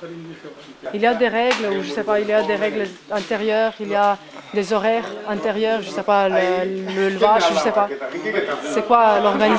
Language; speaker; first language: French; non-native, learner; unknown